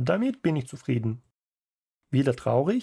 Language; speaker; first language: German; non-native, fluent; Ukrainian